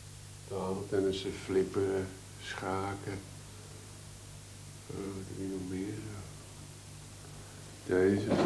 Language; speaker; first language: Dutch; native; Dutch